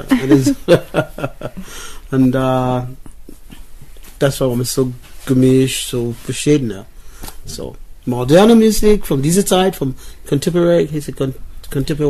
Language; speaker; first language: German; non-native, learner; English